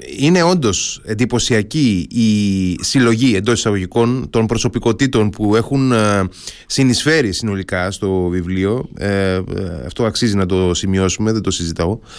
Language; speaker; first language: Greek; native; Greek